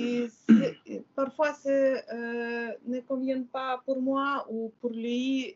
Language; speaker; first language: French; non-native, learner; Ukrainian